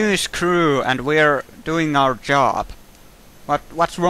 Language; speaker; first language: English; native; English